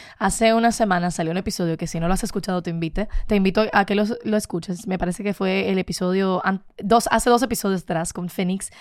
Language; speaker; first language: Spanish; native; Spanish